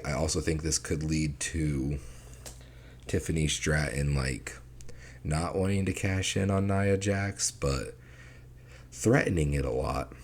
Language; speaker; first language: English; native; English